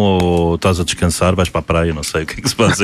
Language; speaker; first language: Portuguese; native; Portuguese